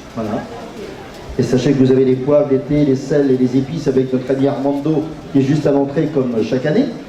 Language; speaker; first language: French; native; French